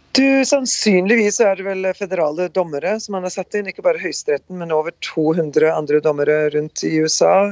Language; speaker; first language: Norwegian; native; Norwegian